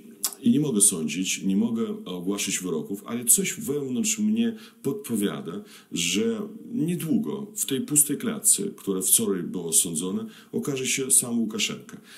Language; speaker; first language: Polish; non-native, fluent; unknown